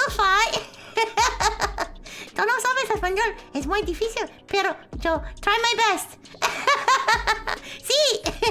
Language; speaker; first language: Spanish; non-native, learner; English